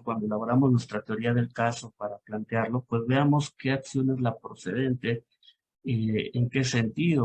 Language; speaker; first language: Spanish; native; Spanish